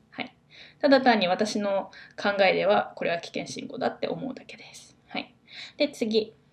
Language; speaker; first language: Japanese; native; Japanese